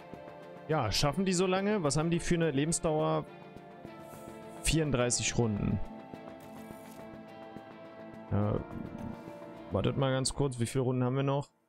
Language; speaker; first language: German; native; German